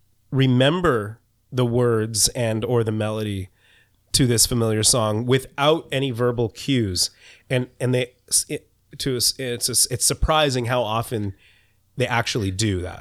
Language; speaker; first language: English; native; English